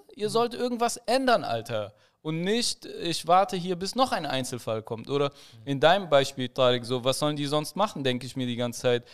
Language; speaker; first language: German; native; German